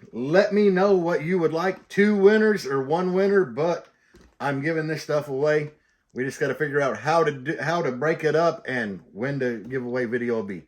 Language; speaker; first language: English; native; English